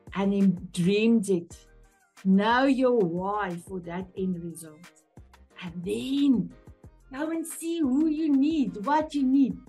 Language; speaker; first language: English; non-native, local second language; Afrikaans